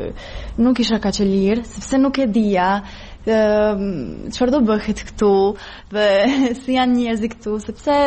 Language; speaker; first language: Albanian; non-native, fluent; Serbian